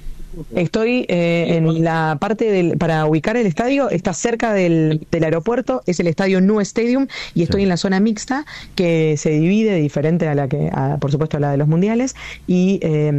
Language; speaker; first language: Spanish; native; Spanish